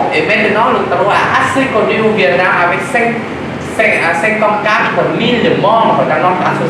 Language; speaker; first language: French; non-native, learner; Vietnamese